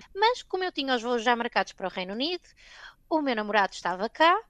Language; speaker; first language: Portuguese; native; Portuguese